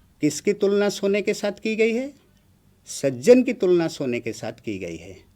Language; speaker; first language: Hindi; non-native, local second language; Odia